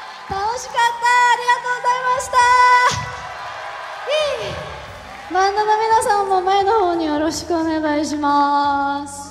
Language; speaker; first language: Japanese; non-native, fluent; Korean